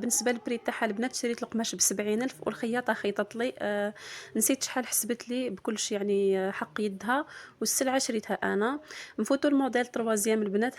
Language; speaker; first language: Arabic; native; Arabic